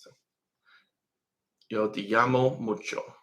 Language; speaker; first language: Spanish; non-native, learner; English